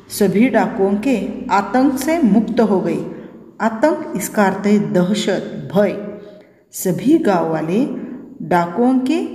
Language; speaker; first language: Hindi; non-native, local second language; Marathi